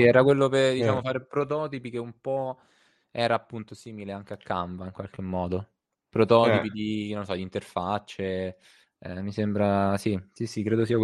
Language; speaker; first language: Italian; native; Italian